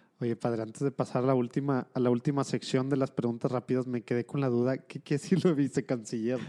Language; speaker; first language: Spanish; native; Spanish